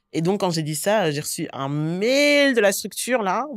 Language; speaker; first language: French; native; French